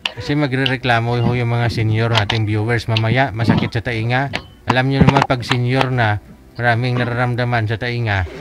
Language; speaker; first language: Filipino; native; Filipino